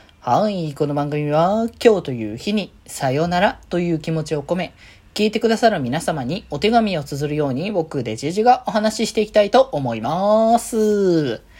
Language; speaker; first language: Japanese; native; Japanese